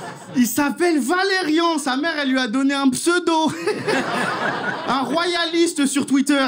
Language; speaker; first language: French; native; French